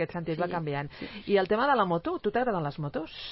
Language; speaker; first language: Catalan; native; Catalan